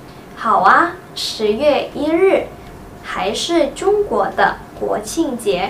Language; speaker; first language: Chinese; non-native, fluent; Indonesian